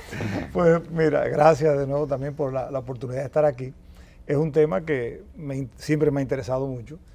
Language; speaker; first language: Spanish; native; Spanish